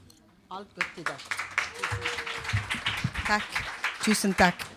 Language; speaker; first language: Norwegian; non-native, fluent; Persian